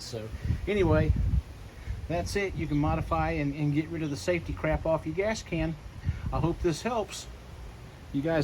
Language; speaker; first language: English; native; English